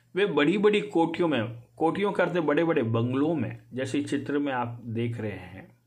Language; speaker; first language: Hindi; native; Hindi